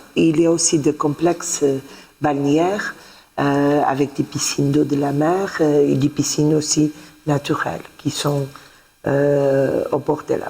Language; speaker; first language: French; non-native, fluent; Portuguese